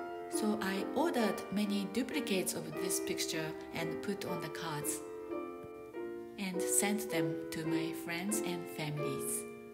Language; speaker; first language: English; non-native, fluent; Japanese